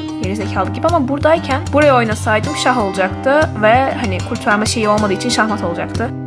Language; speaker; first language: Turkish; native; Turkish